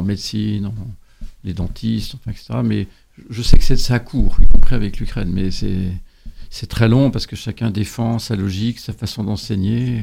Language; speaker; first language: French; native; French